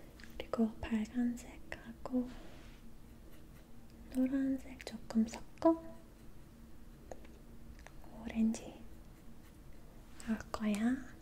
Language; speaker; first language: Korean; non-native, learner; English